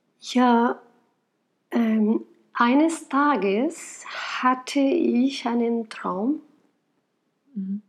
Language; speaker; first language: German; non-native, fluent; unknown